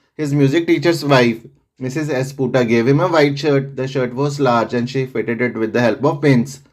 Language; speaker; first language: English; non-native, local second language; Punjabi